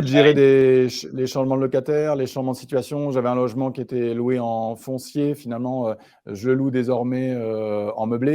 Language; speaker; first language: French; native; French